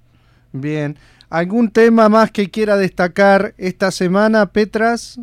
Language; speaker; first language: Spanish; native; Spanish